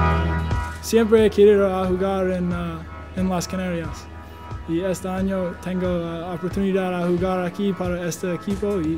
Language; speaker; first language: Spanish; non-native, learner; English